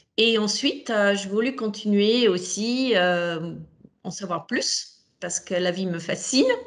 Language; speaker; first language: French; non-native, fluent; Italian